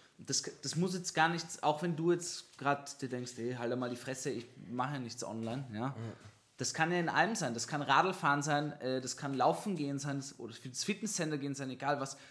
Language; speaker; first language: German; native; German